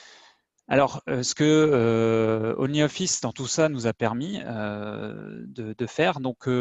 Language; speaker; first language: French; native; French